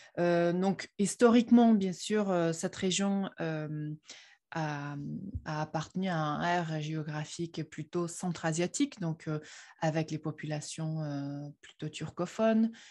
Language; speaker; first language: French; non-native, fluent; Uyghur